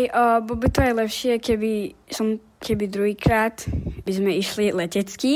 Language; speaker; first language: Slovak; early bilingual, heritage; Slovak